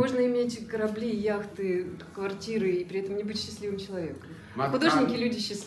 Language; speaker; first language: Russian; native; Russian